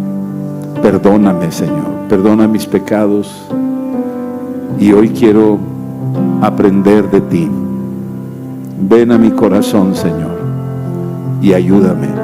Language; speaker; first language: Spanish; native; Spanish